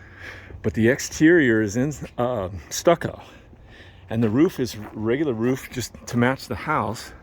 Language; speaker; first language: English; native; English